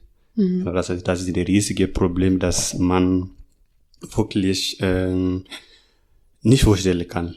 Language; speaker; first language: German; non-native, learner; Masai